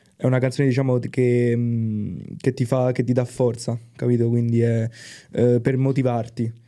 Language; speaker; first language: Italian; early bilingual, other home language; Spanish